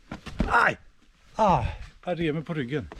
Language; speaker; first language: Swedish; native; Swedish